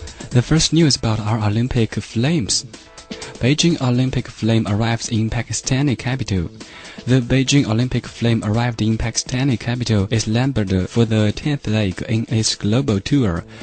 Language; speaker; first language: English; non-native, fluent; Chinese